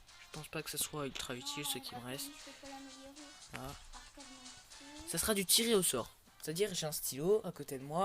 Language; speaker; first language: French; native; French